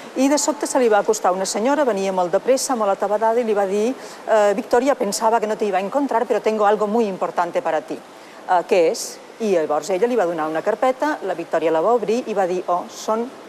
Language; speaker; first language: Catalan; native; Catalan